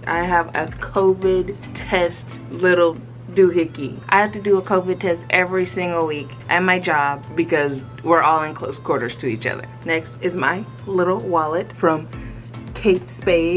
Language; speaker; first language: English; native; English